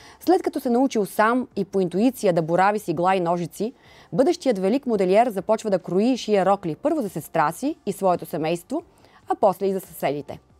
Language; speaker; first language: Bulgarian; native; Bulgarian